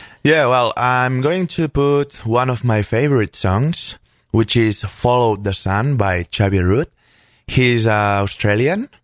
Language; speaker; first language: English; non-native, fluent; Catalan